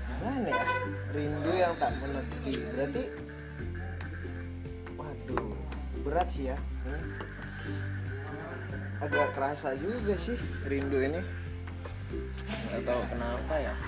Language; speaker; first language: Indonesian; native; Indonesian